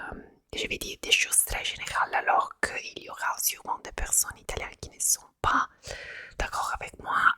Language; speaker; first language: French; non-native, fluent; Italian